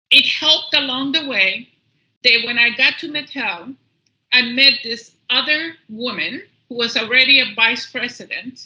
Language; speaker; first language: English; early bilingual, other home language; Spanish